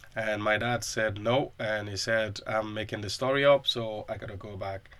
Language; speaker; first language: English; non-native, local second language; Krio